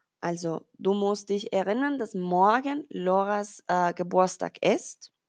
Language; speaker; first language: German; non-native, fluent; Spanish